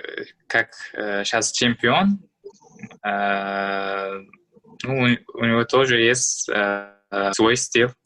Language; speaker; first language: Russian; non-native, learner; Uzbek